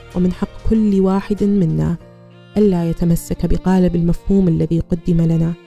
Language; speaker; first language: Arabic; early bilingual, other home language; German